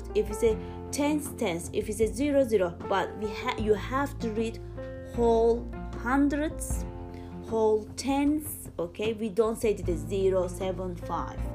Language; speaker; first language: English; non-native, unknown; Turkish